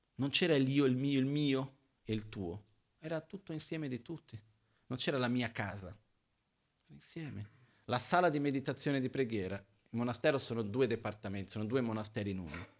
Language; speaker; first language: Italian; non-native, fluent; Portuguese